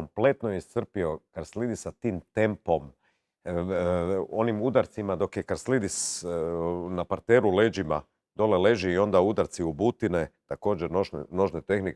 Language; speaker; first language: Croatian; native; Croatian